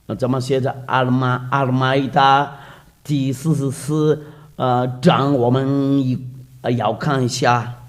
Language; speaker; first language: Chinese; non-native, fluent; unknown